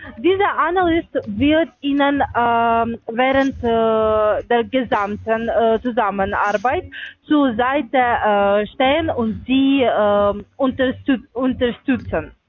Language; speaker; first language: German; non-native, learner; Russian